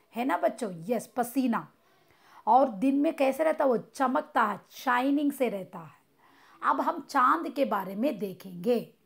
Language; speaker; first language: Hindi; non-native, local second language; Tamil